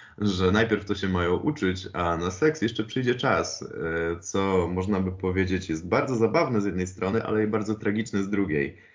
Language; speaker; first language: Polish; native; Polish